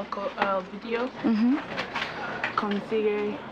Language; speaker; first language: Spanish; non-native, learner; English